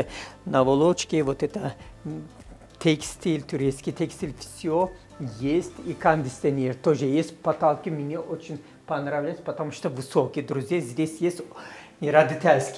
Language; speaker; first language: Russian; non-native, fluent; Turkish